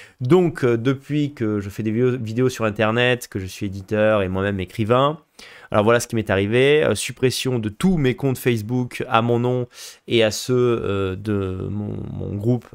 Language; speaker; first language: French; native; French